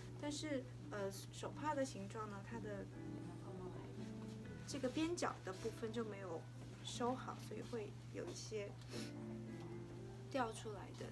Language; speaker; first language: Chinese; native; Chinese